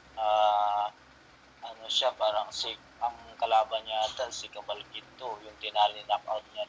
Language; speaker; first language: Filipino; non-native, local second language; Cebuano